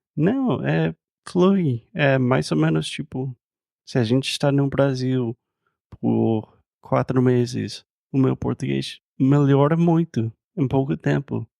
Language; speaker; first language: Portuguese; non-native, fluent; English